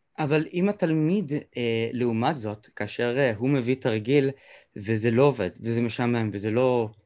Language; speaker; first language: Hebrew; native; Hebrew